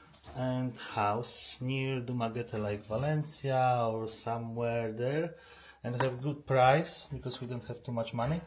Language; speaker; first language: English; non-native, learner; Polish